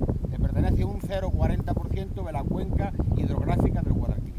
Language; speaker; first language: Spanish; native; Spanish